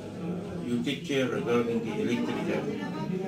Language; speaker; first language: English; non-native, learner; Arabic